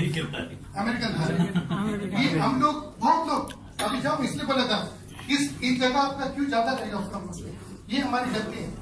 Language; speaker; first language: Hindi; native; Hindi